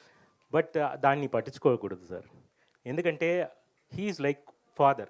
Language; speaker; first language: Telugu; non-native, fluent; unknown